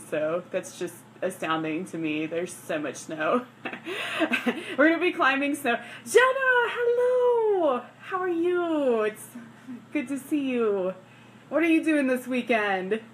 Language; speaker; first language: English; native; English